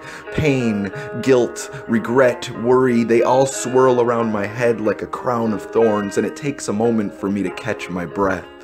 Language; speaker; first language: English; native; English